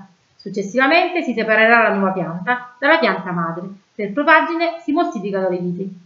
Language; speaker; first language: Italian; native; Italian